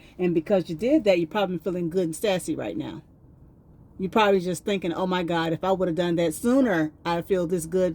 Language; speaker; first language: English; native; English